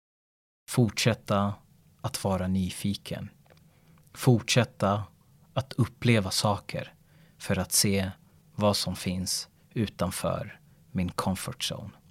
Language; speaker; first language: Swedish; early bilingual, other home language; Lingala